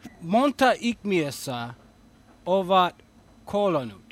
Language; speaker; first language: Finnish; non-native, learner; English